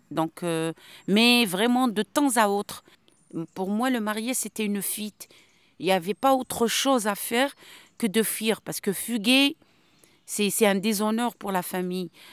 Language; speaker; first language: French; non-native, local second language; Arabic